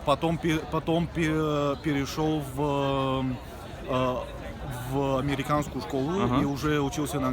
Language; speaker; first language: Russian; early bilingual, other home language; Bulgarian